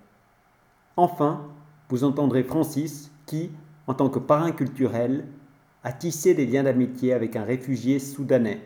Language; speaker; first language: French; native; French